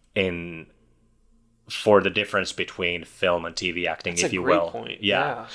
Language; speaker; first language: English; non-native, fluent; Finnish